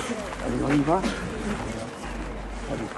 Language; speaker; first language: French; native; French